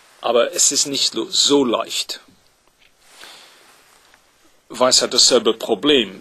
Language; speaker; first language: German; non-native, fluent; English